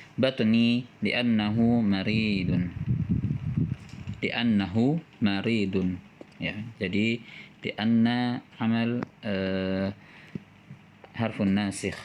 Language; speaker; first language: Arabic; non-native, fluent; Indonesian